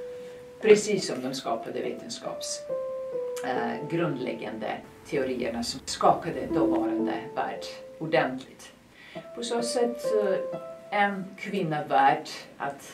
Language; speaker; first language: Swedish; non-native, fluent; Serbian